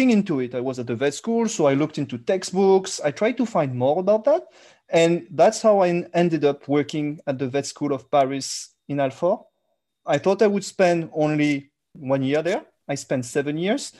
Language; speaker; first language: English; non-native, fluent; French